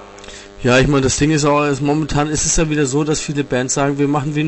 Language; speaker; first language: German; native; German